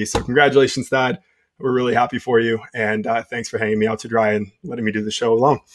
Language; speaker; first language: English; native; English